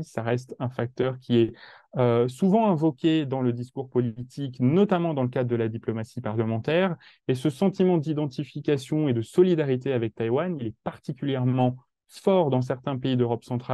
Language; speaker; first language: French; native; French